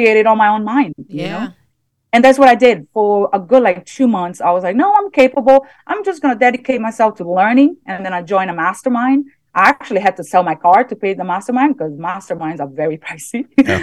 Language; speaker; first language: English; non-native, fluent; Portuguese